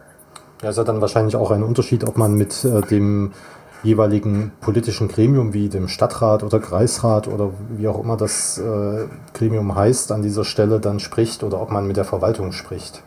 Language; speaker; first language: German; native; German